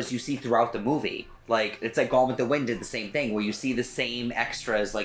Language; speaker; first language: English; native; English